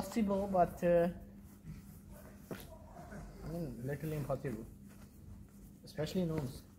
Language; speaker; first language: English; non-native, local second language; Hindi